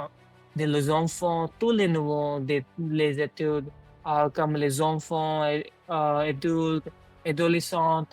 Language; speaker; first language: French; non-native, learner; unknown